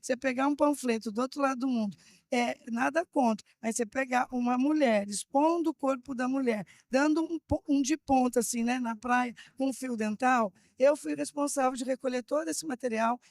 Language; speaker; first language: Portuguese; native; Portuguese